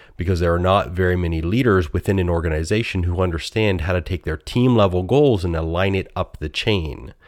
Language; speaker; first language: English; native; English